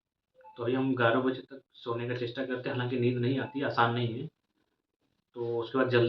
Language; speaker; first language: Hindi; non-native, local second language; Magahi